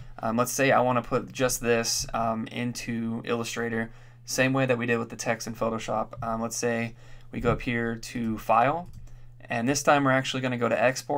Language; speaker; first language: English; native; English